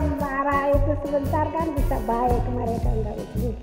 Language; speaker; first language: Indonesian; non-native, learner; Amharic